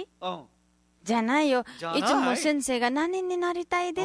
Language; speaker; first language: Japanese; non-native, learner; Nepali